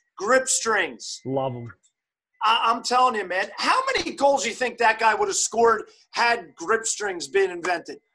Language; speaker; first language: English; early bilingual, other home language; German